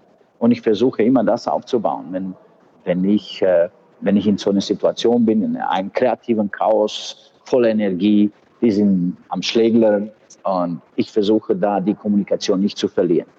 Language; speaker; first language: German; non-native, fluent; Bosnian